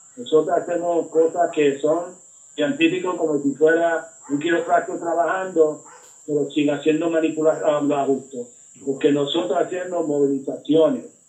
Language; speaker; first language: Spanish; early bilingual, heritage; Spanish